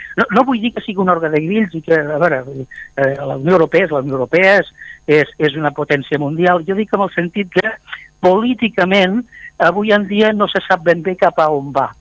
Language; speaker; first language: Catalan; native; Catalan